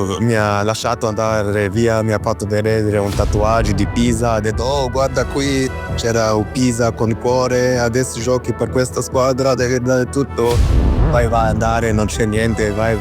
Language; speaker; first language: Italian; non-native, fluent; German